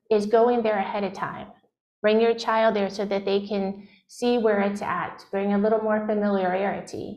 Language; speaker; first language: English; native; English